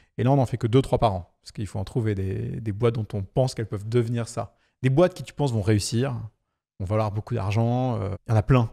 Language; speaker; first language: French; native; French